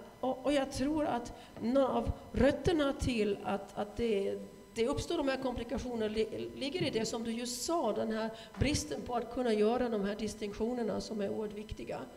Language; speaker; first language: Swedish; non-native, fluent; German